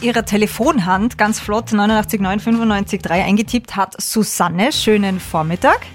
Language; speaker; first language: German; native; German